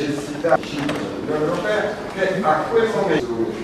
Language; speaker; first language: Italian; native; Italian